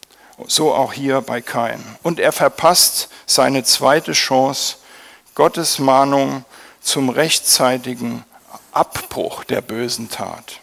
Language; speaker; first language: German; native; German